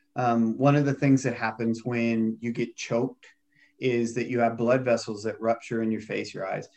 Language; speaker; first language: English; native; English